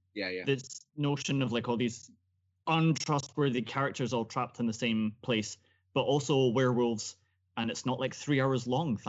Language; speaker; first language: English; native; English